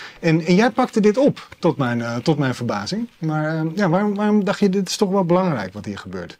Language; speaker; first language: Dutch; native; Dutch